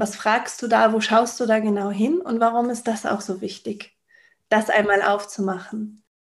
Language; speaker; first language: German; native; German